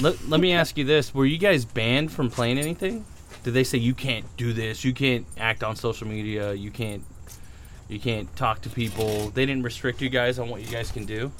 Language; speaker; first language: English; early bilingual, other home language; Spanish